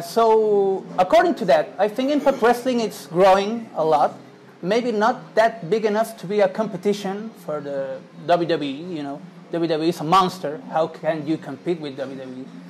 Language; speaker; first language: English; native; English